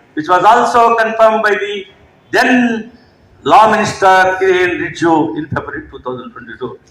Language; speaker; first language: English; non-native, local second language; Kannada